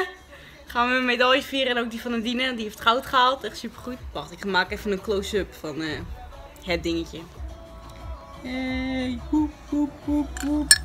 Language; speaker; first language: Dutch; native; Dutch